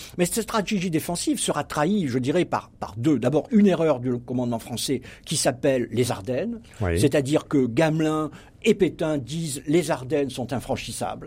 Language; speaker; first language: French; native; French